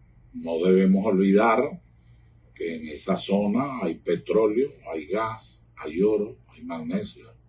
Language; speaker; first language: Spanish; native; Spanish